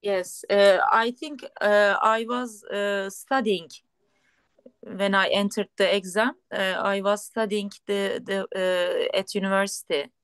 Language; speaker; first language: English; non-native, learner; Turkish